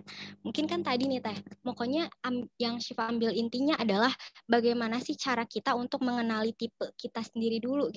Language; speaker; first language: Indonesian; native; Indonesian